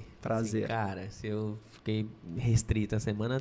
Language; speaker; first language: Portuguese; native; Portuguese